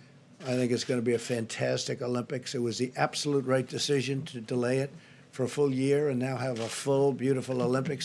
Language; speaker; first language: English; native; English